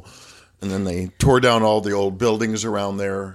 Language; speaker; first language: English; native; English